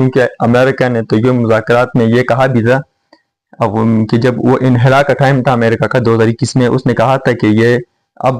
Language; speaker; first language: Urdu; non-native, fluent; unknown